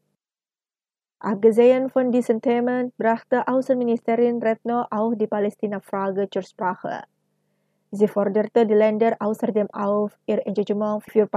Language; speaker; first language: German; non-native, fluent; Indonesian